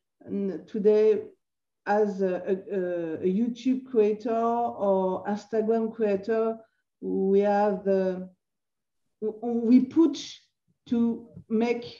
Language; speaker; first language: English; non-native, learner; French